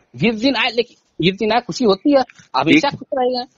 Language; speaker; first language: Hindi; native; Hindi